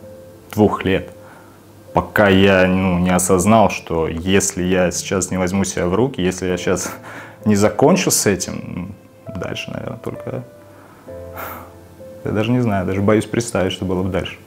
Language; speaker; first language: Russian; native; Russian